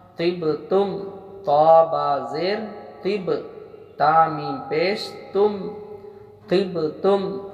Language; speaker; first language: Urdu; native; Urdu